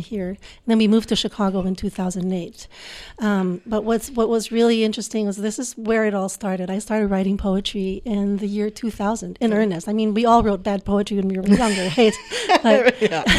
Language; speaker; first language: English; non-native, local second language; Filipino